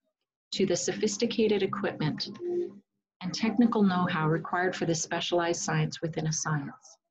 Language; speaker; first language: English; native; English